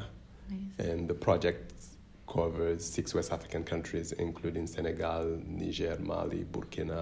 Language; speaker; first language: English; non-native, fluent; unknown